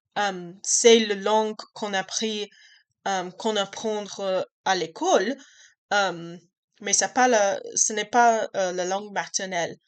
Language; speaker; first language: French; non-native, learner; English